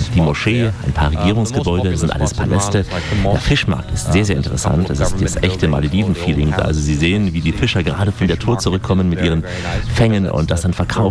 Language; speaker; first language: German; native; German